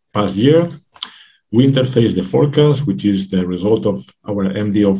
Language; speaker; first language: English; non-native, fluent; Spanish